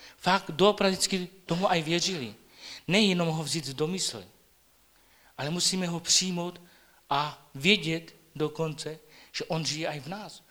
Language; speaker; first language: Czech; non-native, local second language; Romany